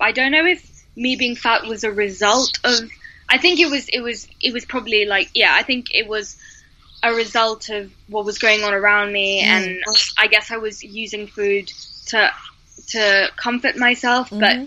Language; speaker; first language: English; native; English